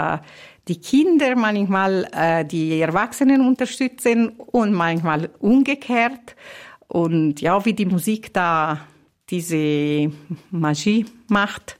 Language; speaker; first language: German; non-native, fluent; Italian